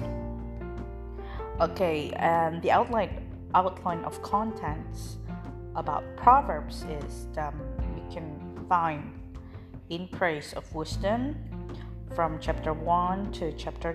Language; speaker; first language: English; non-native, fluent; Indonesian